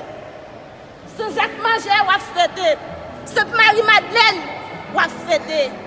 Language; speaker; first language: Haitian Creole; native; Haitian Creole